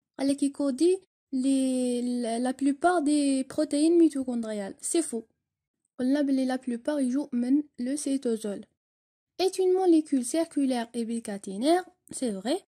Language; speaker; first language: French; non-native, local second language; Arabic